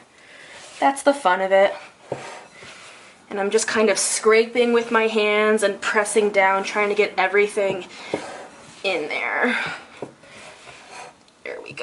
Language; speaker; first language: English; native; English